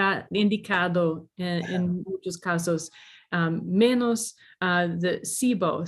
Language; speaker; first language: Spanish; non-native, learner; English